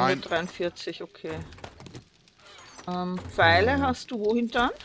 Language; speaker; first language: German; native; German